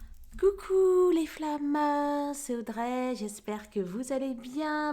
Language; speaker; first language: French; native; French